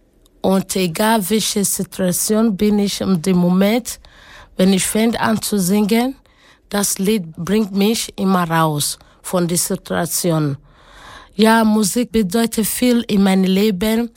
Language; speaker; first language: German; non-native, learner; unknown